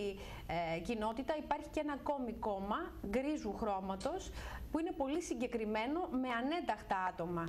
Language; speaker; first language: Greek; native; Greek